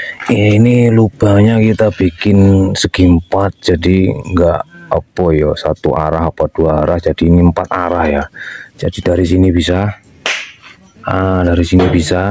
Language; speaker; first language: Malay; non-native, local second language; Javanese